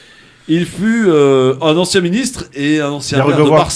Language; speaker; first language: French; native; French